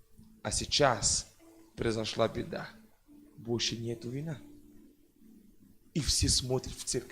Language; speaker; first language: Russian; non-native, fluent; French